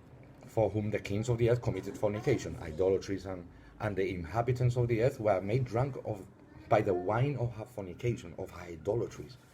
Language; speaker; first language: English; non-native, fluent; Spanish